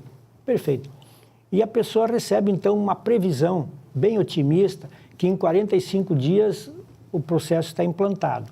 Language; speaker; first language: Portuguese; native; Portuguese